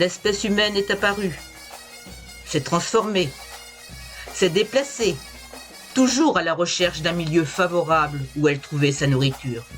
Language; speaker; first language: French; native; French